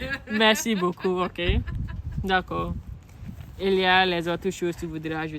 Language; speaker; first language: French; non-native, learner; Akan